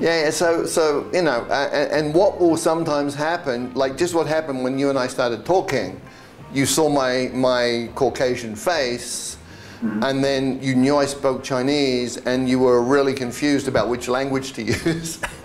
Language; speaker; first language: English; native; English